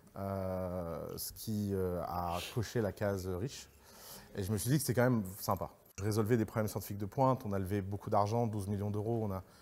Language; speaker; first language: French; early bilingual, other home language; Arabic